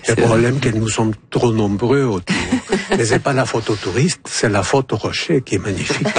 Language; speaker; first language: French; non-native, fluent; Spanish